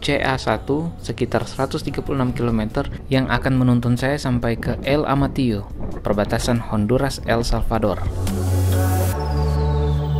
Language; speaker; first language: Indonesian; native; Indonesian